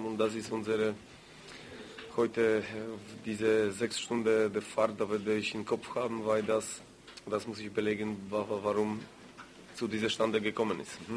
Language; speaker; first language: German; non-native, learner; Greek